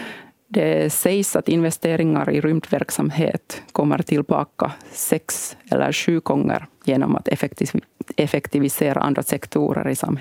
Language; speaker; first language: Swedish; non-native, local second language; Finnish